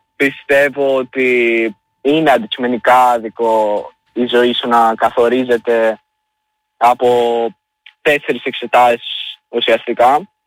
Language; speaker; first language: Greek; early bilingual, other home language; Albanian